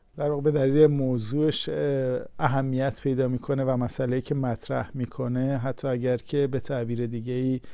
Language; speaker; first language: Persian; native; Persian